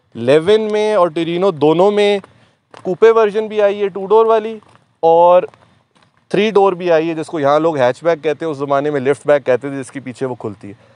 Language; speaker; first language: Urdu; native; Urdu